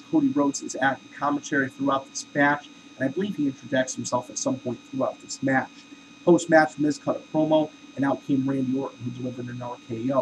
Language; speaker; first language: English; native; English